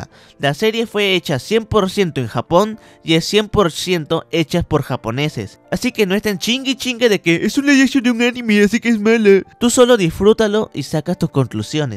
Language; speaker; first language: Spanish; native; Spanish